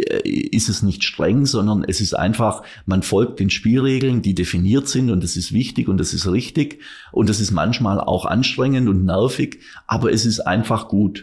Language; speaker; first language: German; native; German